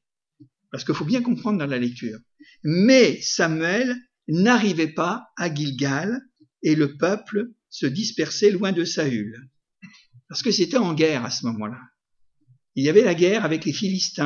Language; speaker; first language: French; native; French